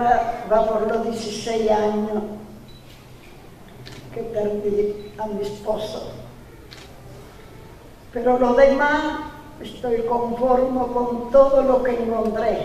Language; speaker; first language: Spanish; non-native, learner; Italian